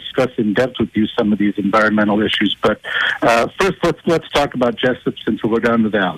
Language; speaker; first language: English; native; English